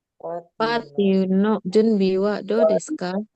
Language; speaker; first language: Japanese; non-native, learner; Indonesian